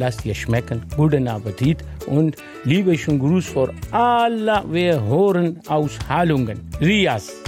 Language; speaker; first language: German; non-native, learner; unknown